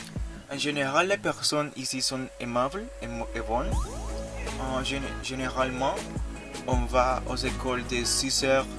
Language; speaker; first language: French; non-native, learner; Spanish